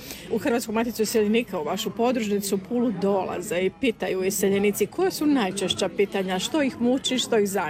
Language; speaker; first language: Serbian; native; Serbian